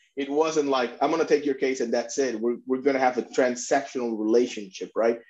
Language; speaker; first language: English; non-native, fluent; Spanish